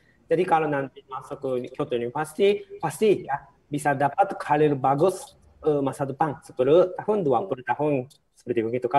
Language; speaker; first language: Indonesian; non-native, fluent; Japanese